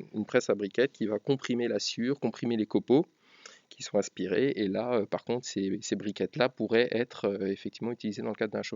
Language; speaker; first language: French; native; French